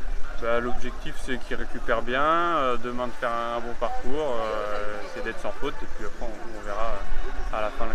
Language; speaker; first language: French; native; French